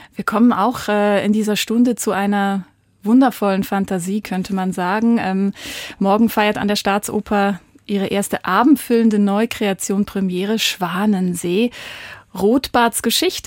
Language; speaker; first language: German; native; German